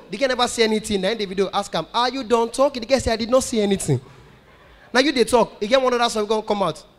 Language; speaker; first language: Nigerian Pidgin; native; Nigerian Pidgin